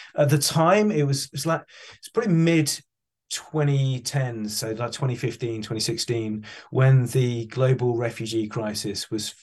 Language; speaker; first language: English; native; English